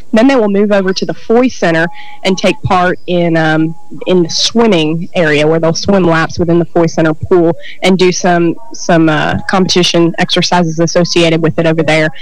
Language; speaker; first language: English; native; English